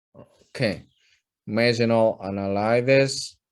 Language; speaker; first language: English; non-native, fluent; Vietnamese